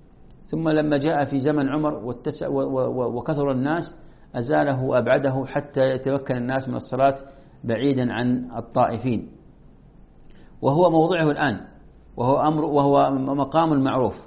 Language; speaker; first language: Arabic; native; Arabic